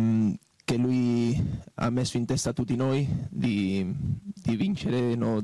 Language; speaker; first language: Italian; non-native, fluent; Spanish